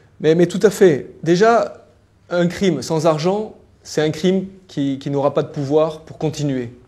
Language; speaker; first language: French; native; French